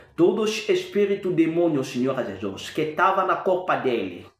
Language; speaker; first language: Portuguese; non-native, learner; French